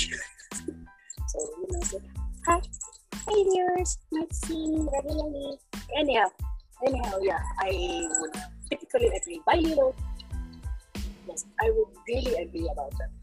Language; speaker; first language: English; non-native, local second language; Cebuano